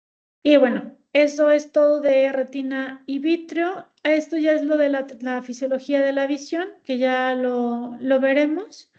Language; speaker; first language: Spanish; native; Spanish